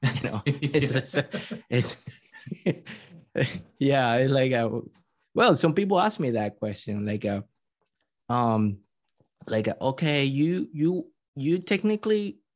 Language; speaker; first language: English; non-native, fluent; Spanish